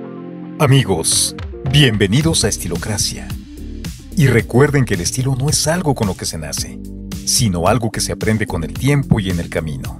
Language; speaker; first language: Spanish; native; Spanish